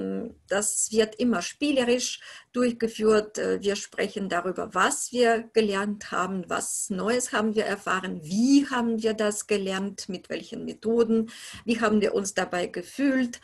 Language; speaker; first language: German; non-native, fluent; Russian